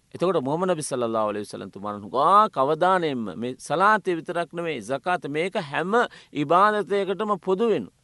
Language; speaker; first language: Sinhala; non-native, local second language; Tamil